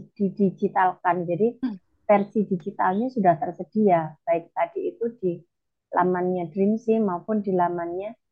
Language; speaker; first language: Indonesian; non-native, local second language; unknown